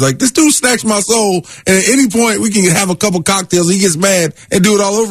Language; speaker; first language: English; native; English